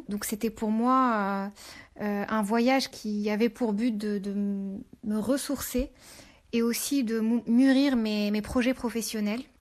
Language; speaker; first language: French; non-native, local second language; Arabic